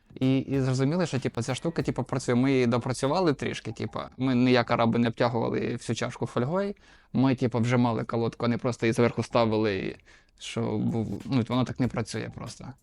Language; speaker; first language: Ukrainian; non-native, local second language; Russian